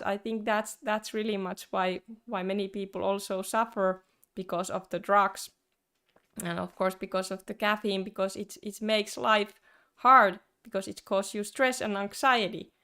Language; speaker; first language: English; non-native, fluent; Finnish